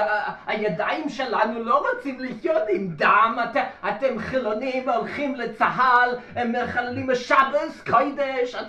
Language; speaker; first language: Hebrew; non-native, learner; Russian